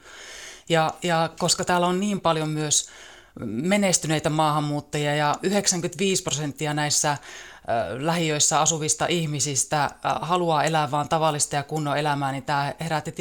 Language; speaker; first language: Finnish; native; Finnish